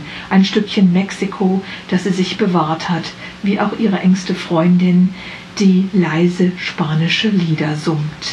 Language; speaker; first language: German; native; German